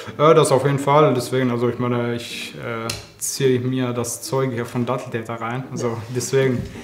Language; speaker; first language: German; non-native, fluent; Arabic